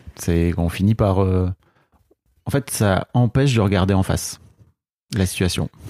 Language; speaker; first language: French; native; French